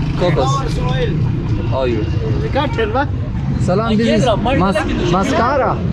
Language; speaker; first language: English; non-native, learner; Polish